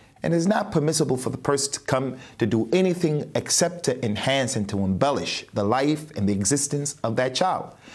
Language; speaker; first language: English; native; English